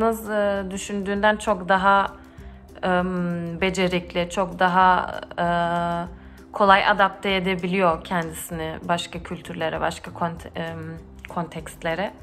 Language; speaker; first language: Turkish; early bilingual, heritage; Turkish